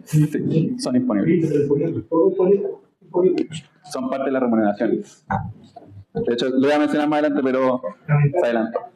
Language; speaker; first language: Spanish; native; Spanish